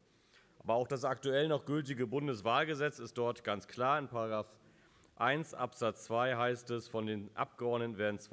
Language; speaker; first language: German; native; German